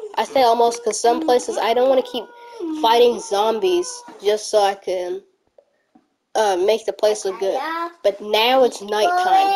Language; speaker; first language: English; native; English